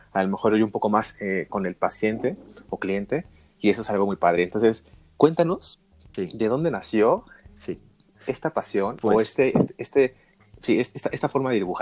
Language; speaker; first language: Spanish; native; Spanish